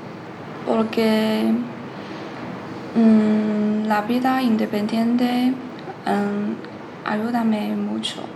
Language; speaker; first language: Spanish; non-native, learner; Chinese